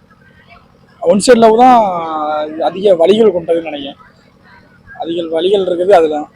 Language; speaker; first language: Tamil; native; Tamil